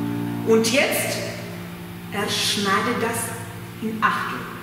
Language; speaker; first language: German; non-native, fluent; Russian